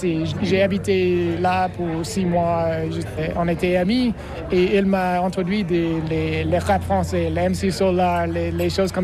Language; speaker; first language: French; non-native, fluent; English